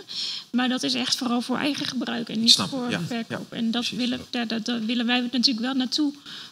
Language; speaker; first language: Dutch; native; Dutch